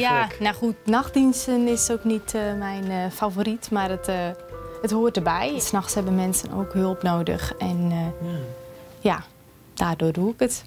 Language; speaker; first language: Dutch; native; Dutch